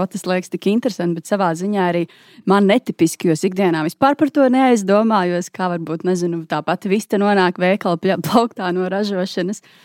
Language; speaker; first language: Latvian; native; Latvian